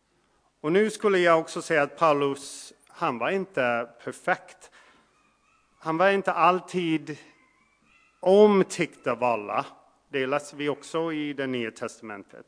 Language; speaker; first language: Swedish; non-native, fluent; English